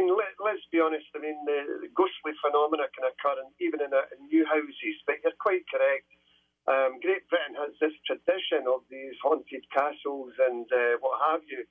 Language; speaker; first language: English; native; English